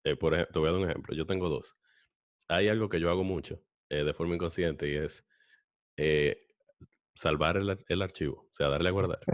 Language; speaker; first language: Spanish; native; Spanish